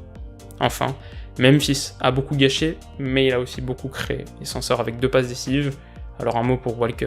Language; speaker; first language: French; native; French